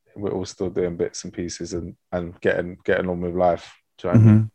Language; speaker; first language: English; native; English